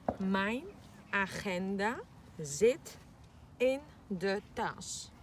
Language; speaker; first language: Dutch; non-native, fluent; Polish